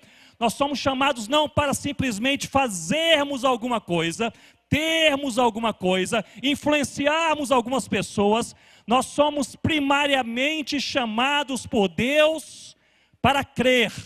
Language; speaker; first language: Portuguese; native; Portuguese